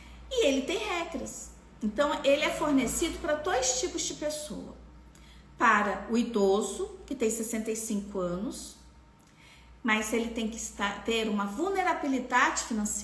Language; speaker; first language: Portuguese; native; Portuguese